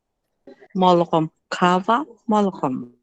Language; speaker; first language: Ukrainian; non-native, learner; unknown